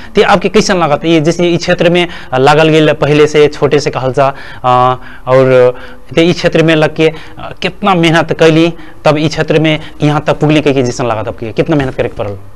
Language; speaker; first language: Bhojpuri; non-native, local second language; Dangaura Tharu